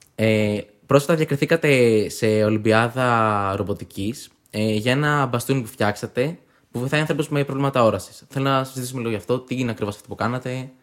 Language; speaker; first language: Greek; native; Greek